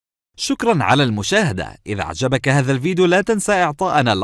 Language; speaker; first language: Arabic; native; Arabic